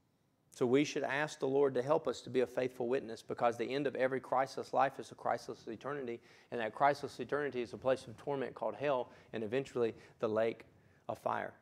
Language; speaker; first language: English; native; English